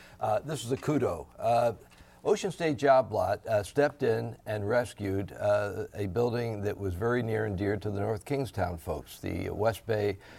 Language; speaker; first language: English; native; English